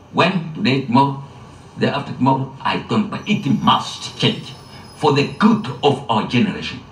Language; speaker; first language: English; non-native, local second language; Swahili